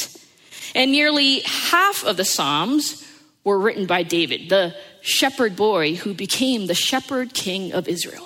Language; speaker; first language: English; native; English